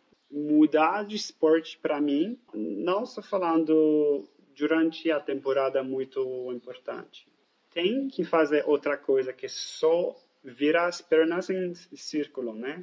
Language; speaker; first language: Portuguese; non-native, fluent; French